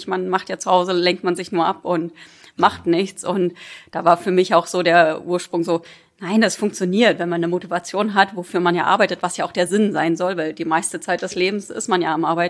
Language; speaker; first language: German; native; German